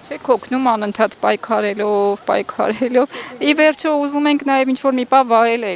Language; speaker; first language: Armenian; native; Armenian